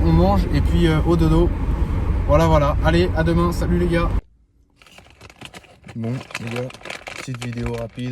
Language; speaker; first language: French; native; French